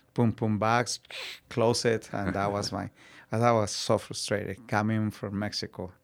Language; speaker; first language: English; non-native, learner; Spanish